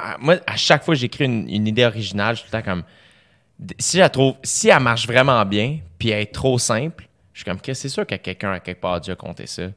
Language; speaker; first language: French; native; French